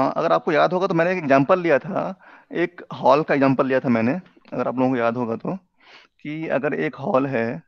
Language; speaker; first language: Hindi; native; Hindi